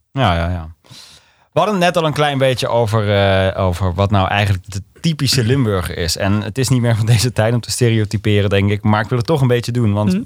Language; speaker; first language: Dutch; native; Dutch